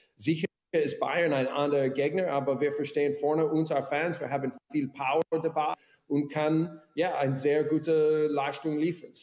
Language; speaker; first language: German; non-native, learner; English